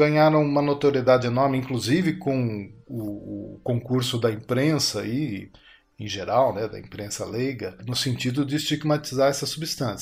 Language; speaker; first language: Portuguese; native; Portuguese